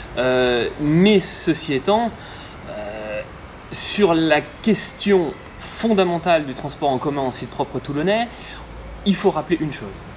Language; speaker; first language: French; native; French